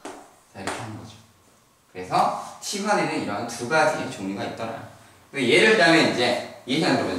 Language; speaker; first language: Korean; native; Korean